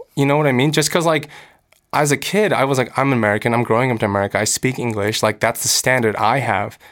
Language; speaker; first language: English; early bilingual, other home language; Korean